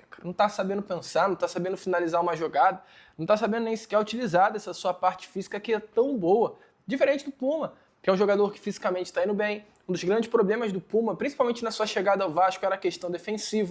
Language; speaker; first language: Portuguese; native; Portuguese